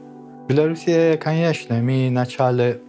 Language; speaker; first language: Russian; non-native, learner; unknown